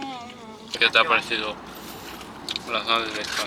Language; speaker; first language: Spanish; non-native, fluent; Korean